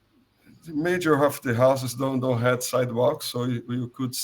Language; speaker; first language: English; non-native, learner; Portuguese